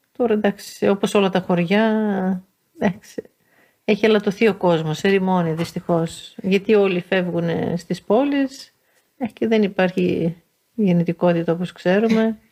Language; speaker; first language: Greek; native; Greek